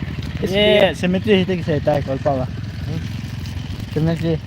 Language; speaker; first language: Hindi; non-native, local second language; Thado Chin